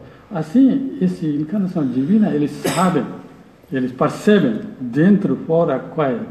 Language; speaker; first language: Portuguese; non-native, learner; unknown